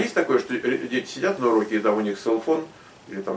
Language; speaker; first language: Russian; native; Russian